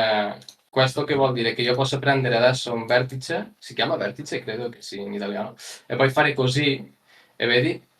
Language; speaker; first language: Italian; non-native, learner; Spanish